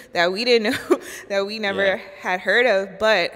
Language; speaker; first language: English; native; English